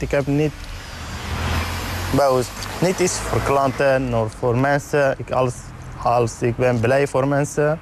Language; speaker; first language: Dutch; non-native, learner; Arabic